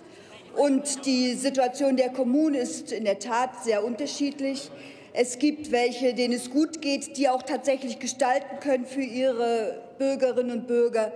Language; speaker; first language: German; native; German